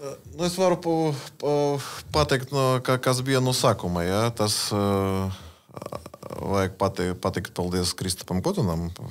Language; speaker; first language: Latvian; non-native, learner; Russian